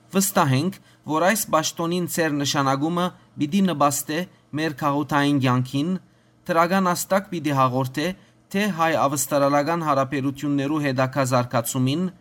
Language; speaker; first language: Armenian; early bilingual, heritage; Armenian